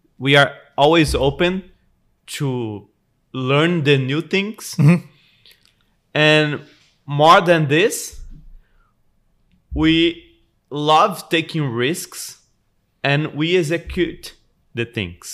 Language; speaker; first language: English; non-native, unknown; Portuguese